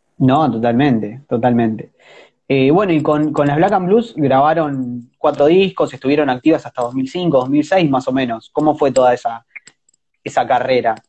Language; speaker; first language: Spanish; native; Spanish